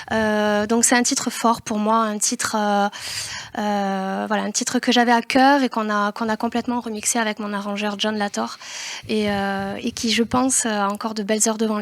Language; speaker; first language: French; native; French